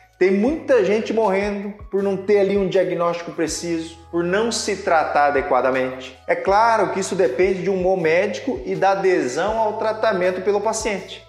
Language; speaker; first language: Portuguese; native; Portuguese